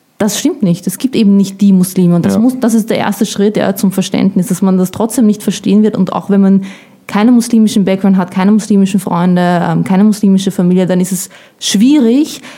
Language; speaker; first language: German; early bilingual, other home language; Bosnian